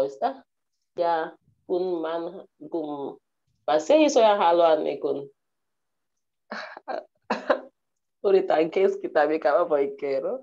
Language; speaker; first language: Finnish; non-native, learner; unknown